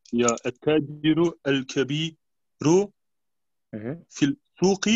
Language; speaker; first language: Arabic; non-native, learner; German